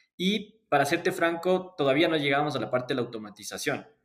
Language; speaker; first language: Spanish; native; Spanish